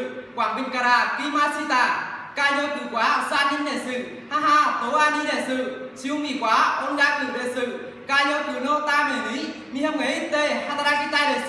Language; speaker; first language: Japanese; non-native, learner; Vietnamese